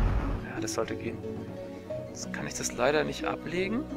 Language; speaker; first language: German; native; German